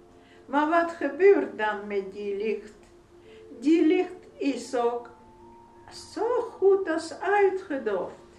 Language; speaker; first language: Dutch; non-native, fluent; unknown